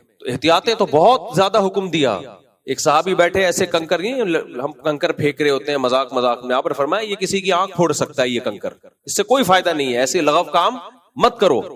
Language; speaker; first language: Urdu; native; Urdu